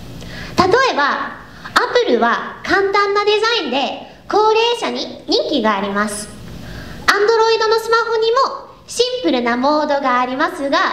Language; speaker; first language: Japanese; non-native, learner; English